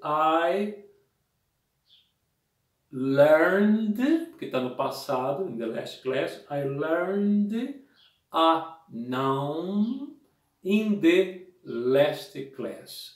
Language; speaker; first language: English; non-native, fluent; Portuguese